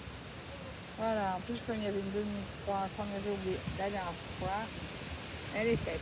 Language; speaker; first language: French; native; French